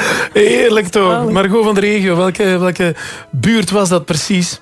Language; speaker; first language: Dutch; native; Dutch